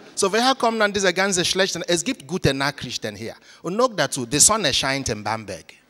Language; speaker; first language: German; non-native, fluent; Igbo